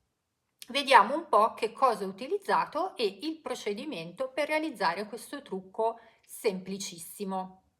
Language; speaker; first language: Italian; native; Italian